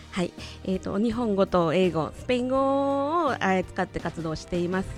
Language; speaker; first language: Japanese; non-native, fluent; Spanish